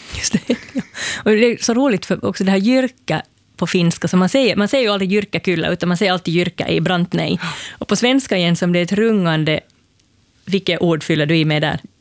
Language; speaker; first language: Swedish; native; Swedish